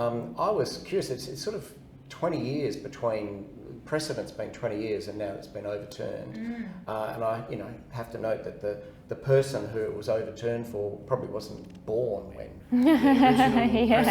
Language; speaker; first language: English; native; English